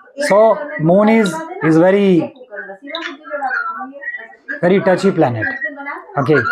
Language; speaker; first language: English; non-native, local second language; Hindi